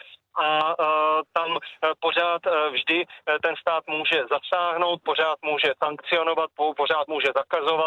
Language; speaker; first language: Czech; native; Czech